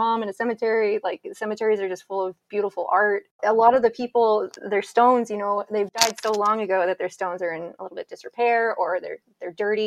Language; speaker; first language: English; native; English